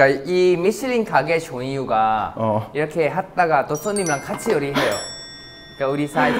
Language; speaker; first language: Korean; non-native, fluent; Thai